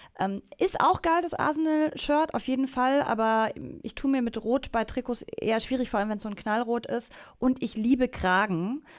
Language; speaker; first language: German; native; German